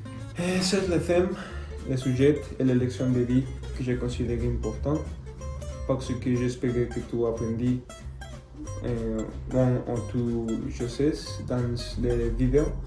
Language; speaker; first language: French; non-native, learner; Spanish